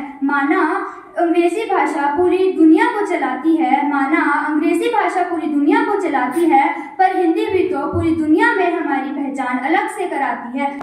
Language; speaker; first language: Hindi; native; Hindi